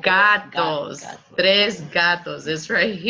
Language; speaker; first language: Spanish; non-native, fluent; English